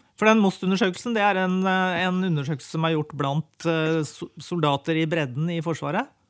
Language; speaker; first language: Norwegian; native; Norwegian